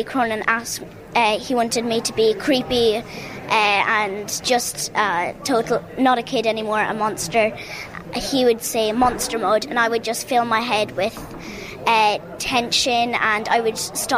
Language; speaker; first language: English; native; English